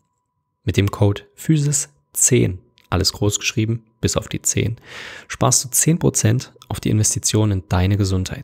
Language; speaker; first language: German; native; German